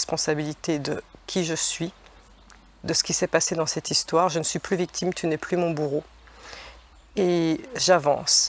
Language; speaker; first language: French; native; French